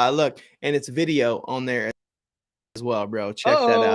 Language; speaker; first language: English; native; English